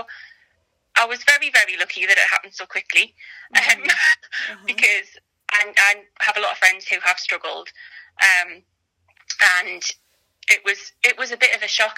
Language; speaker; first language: English; native; English